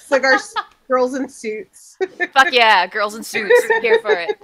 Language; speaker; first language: English; native; English